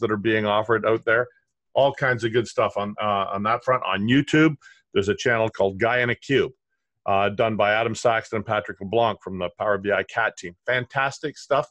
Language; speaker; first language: English; native; English